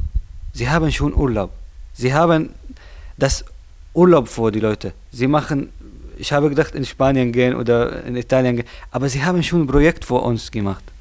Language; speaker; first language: German; non-native, learner; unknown